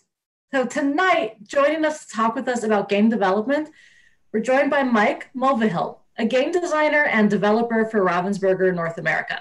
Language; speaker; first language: English; native; English